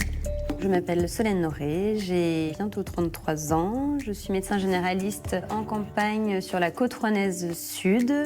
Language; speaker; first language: French; native; French